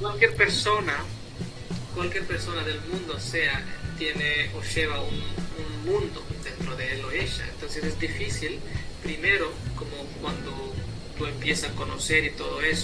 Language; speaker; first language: Spanish; non-native, fluent; Hindi